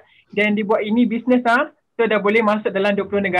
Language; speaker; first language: Malay; native; Malay